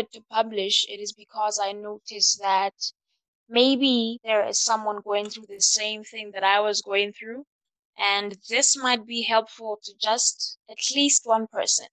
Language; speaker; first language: English; non-native, local second language; Southern Sotho